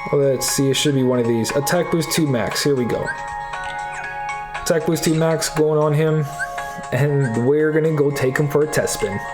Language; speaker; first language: English; native; English